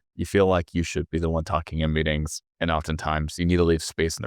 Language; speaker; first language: English; native; English